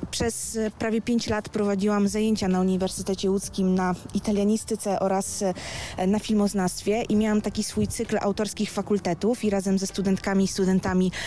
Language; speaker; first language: Polish; early bilingual, other home language; Italian